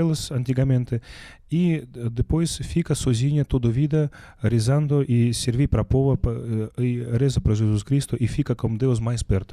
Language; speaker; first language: Portuguese; non-native, learner; Russian